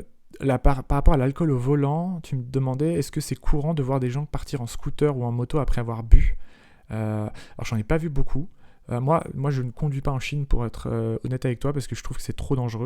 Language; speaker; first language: French; native; French